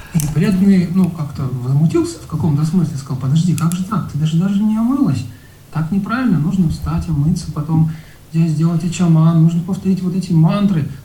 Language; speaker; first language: Russian; native; Russian